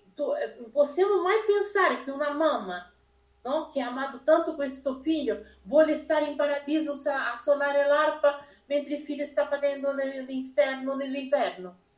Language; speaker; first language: Italian; non-native, fluent; Portuguese